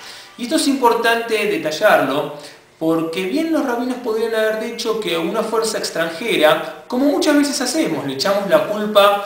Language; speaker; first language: Spanish; native; Spanish